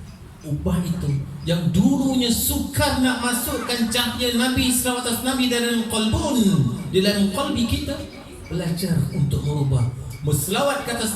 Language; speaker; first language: Malay; native; Malay